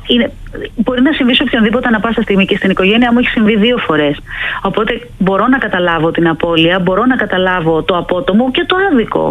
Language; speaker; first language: Greek; native; Greek